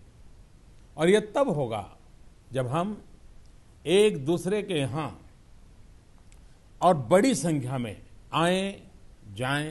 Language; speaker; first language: Hindi; non-native, local second language; Gujarati